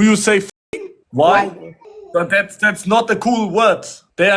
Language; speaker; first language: English; non-native, learner; German